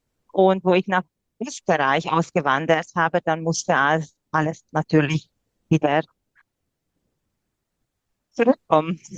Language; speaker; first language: German; non-native, fluent; Hungarian